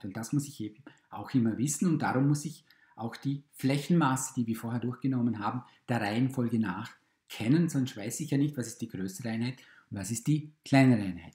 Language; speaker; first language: German; native; German